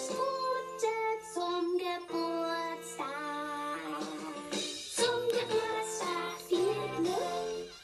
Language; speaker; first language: German; non-native, learner; Tibetan